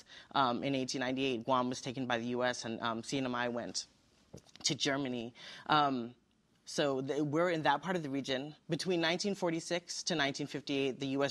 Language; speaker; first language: English; native; English